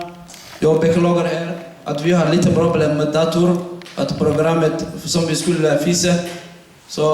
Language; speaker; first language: Swedish; non-native, fluent; Somali